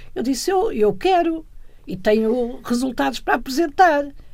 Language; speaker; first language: Portuguese; native; Portuguese